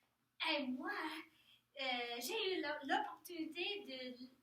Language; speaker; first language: French; non-native, learner; English